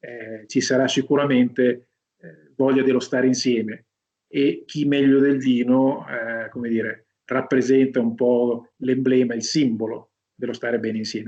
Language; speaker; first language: Italian; native; Italian